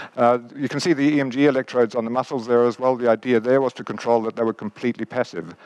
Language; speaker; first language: English; native; English